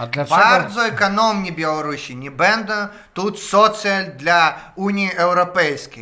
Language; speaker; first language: Polish; non-native, fluent; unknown